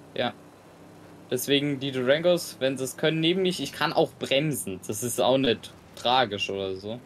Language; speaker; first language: German; native; German